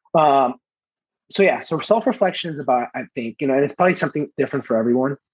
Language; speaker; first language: English; early bilingual, other home language; Persian